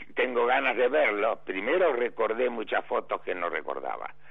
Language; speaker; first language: Spanish; native; Spanish